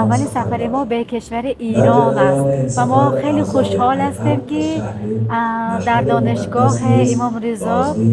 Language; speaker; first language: Persian; non-native, learner; Uzbek